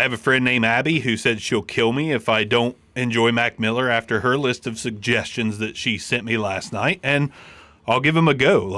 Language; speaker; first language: English; native; English